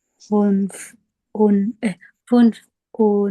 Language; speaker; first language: German; non-native, learner; Indonesian